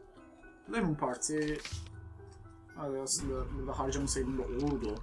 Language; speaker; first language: Turkish; native; Turkish